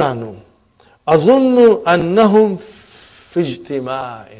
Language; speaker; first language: Arabic; non-native, fluent; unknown